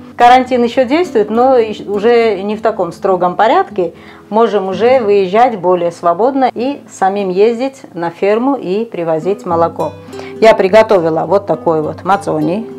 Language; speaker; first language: Russian; non-native, local second language; Georgian